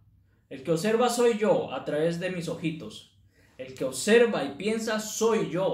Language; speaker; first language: Spanish; native; Spanish